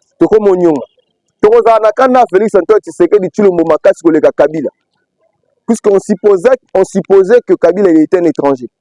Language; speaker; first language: Lingala; native; Lingala